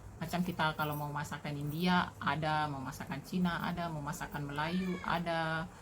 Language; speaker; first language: Indonesian; native; Indonesian